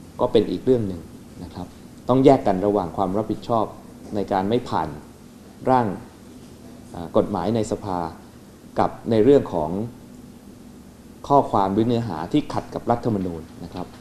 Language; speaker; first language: Thai; native; Thai